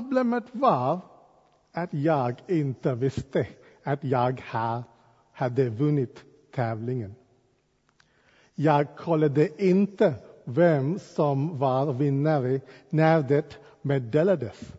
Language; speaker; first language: Swedish; non-native, fluent; English